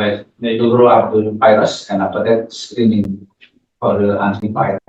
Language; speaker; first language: English; non-native, learner; Indonesian